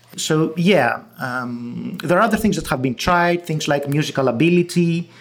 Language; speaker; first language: English; non-native, fluent; Greek